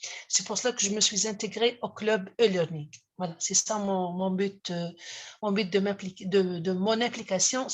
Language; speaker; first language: French; non-native, local second language; Arabic